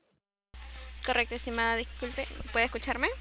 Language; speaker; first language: Spanish; native; Spanish